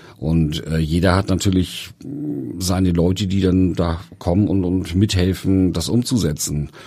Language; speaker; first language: German; native; German